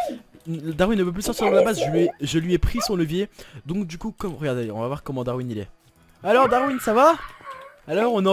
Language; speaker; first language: French; native; French